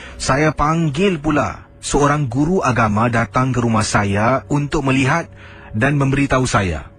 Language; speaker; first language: Malay; native; Malay